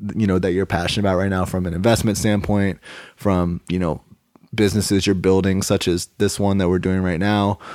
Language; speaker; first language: English; native; English